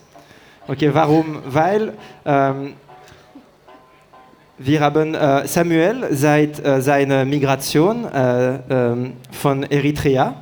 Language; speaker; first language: German; non-native, learner; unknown